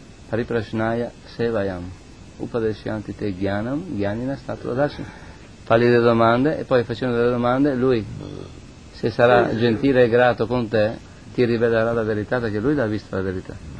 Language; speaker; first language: Italian; native; Italian